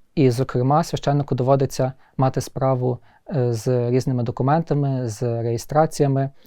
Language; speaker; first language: Ukrainian; native; Ukrainian